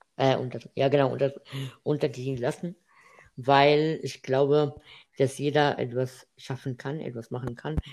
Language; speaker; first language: German; non-native, fluent; Arabic